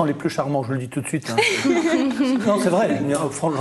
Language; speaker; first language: French; native; French